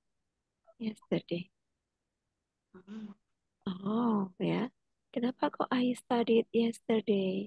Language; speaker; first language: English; non-native, fluent; Indonesian